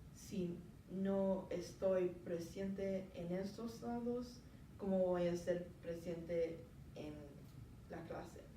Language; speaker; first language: Spanish; non-native, learner; English